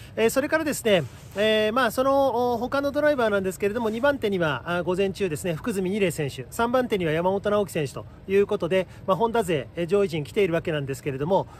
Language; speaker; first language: Japanese; native; Japanese